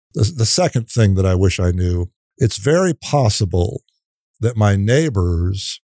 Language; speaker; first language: English; native; English